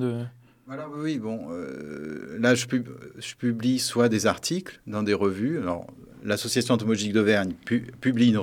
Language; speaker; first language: French; native; French